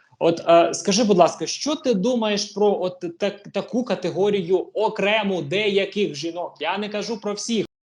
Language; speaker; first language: Ukrainian; native; Ukrainian